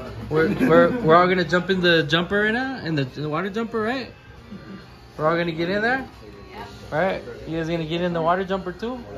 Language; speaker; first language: English; early bilingual, other home language; Spanish